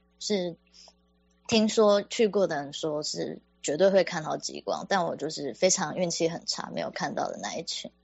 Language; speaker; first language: Chinese; native; Chinese